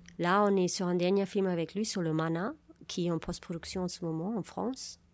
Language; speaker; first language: French; non-native, fluent; German